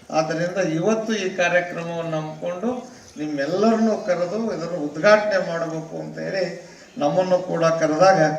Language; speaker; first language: Kannada; non-native, local second language; Lambadi